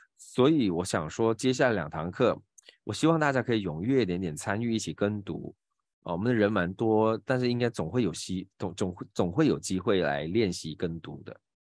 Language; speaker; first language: Chinese; native; Chinese